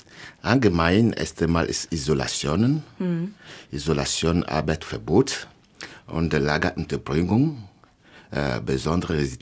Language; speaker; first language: German; non-native, learner; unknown